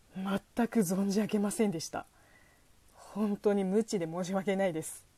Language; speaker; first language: Japanese; non-native, fluent; Chinese